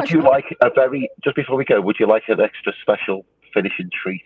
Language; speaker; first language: English; native; English